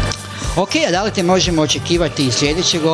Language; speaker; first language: Croatian; native; Croatian